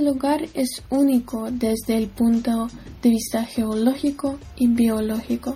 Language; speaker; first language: Spanish; non-native, learner; Ukrainian